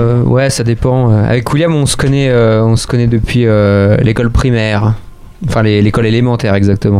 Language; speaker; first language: French; native; French